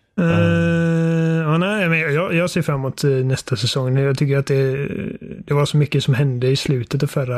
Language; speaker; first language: Swedish; native; Swedish